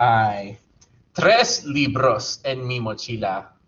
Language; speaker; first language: Spanish; non-native, fluent; English